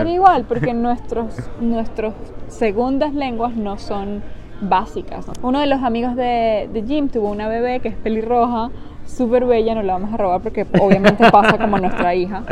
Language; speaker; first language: Spanish; native; Spanish